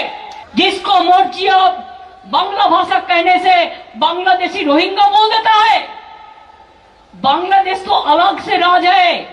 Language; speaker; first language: Hindi; non-native, local second language; Bangla